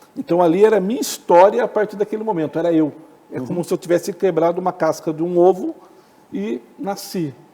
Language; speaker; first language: Portuguese; native; Portuguese